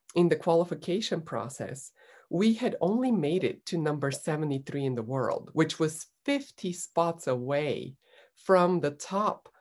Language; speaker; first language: English; non-native, fluent; Bulgarian